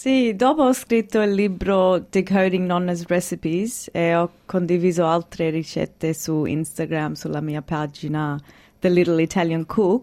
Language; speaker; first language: Italian; early bilingual, heritage; English